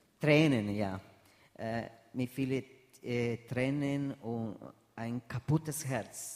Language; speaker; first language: German; non-native, fluent; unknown